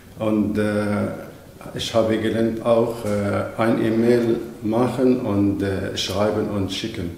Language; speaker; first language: German; non-native, learner; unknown